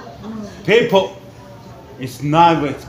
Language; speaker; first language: English; non-native, learner; Chinese